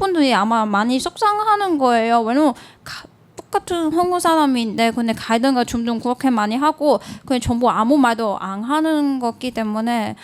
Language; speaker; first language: Korean; non-native, learner; Cantonese